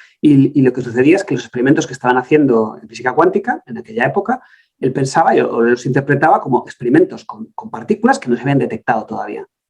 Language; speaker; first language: Spanish; native; Spanish